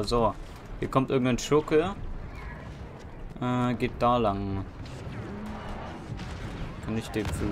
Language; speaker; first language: German; native; German